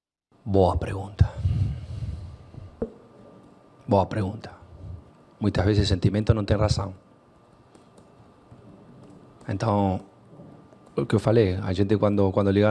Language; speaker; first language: Portuguese; non-native, learner; Spanish